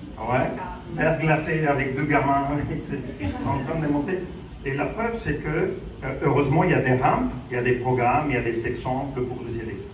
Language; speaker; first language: French; non-native, fluent; Spanish